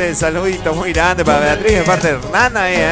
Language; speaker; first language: Spanish; native; Spanish